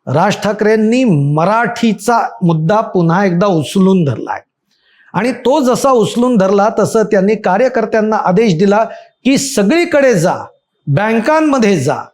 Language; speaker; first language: Marathi; native; Marathi